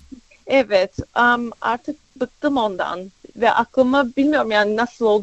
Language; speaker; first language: Turkish; early bilingual, other home language; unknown